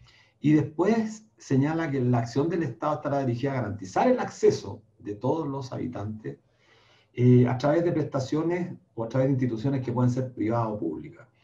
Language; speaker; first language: Spanish; native; Spanish